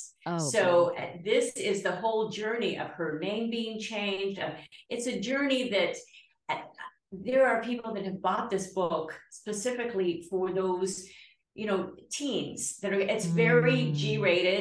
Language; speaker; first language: English; native; English